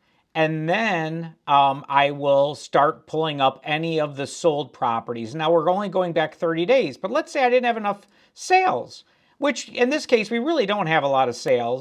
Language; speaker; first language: English; native; English